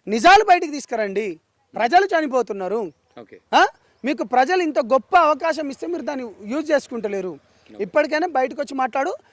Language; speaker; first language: Telugu; non-native, local second language; Lambadi